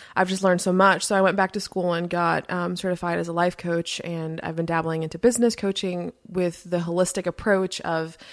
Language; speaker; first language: English; early bilingual, other home language; Spanish